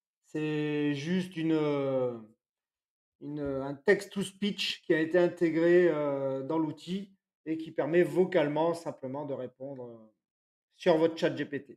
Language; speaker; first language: French; native; French